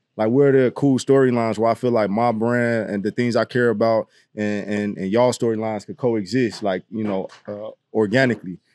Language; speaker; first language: English; native; English